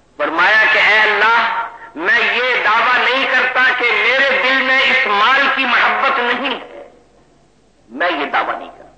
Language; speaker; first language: Urdu; native; Urdu